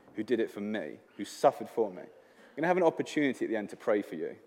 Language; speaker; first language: English; native; English